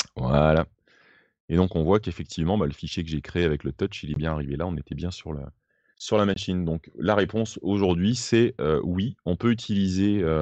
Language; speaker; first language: French; native; French